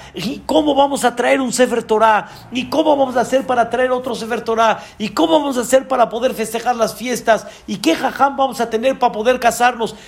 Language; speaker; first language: Spanish; early bilingual, other home language; Arabic